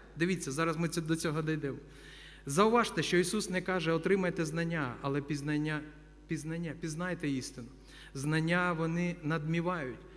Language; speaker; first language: Ukrainian; non-native, local second language; Russian